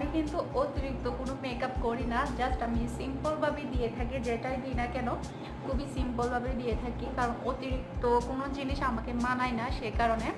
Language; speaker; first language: Bangla; non-native, local second language; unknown